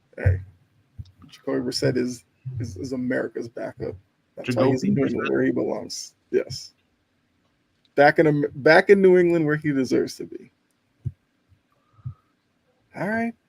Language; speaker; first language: English; native; English